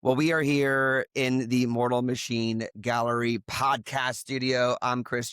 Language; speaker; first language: English; native; English